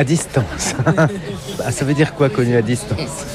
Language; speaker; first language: French; native; French